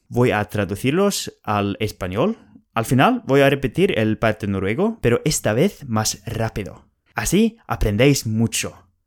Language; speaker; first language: Spanish; non-native, fluent; Norwegian